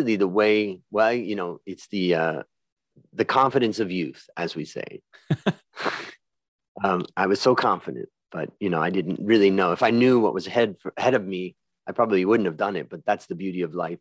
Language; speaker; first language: English; native; English